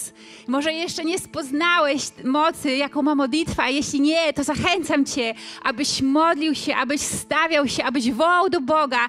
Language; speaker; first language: Polish; native; Polish